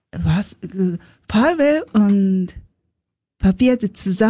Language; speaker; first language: German; non-native, learner; Japanese